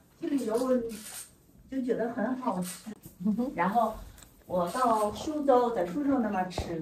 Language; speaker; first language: Chinese; native; Chinese